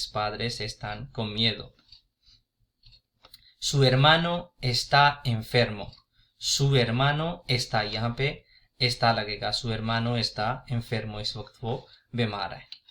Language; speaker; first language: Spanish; non-native, fluent; Urdu